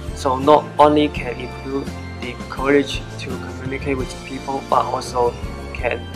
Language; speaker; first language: English; non-native, learner; Chinese